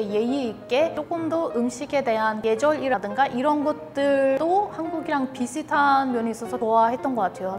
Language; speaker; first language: Korean; non-native, fluent; Turkish